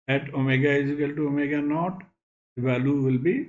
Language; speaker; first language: English; non-native, local second language; Bangla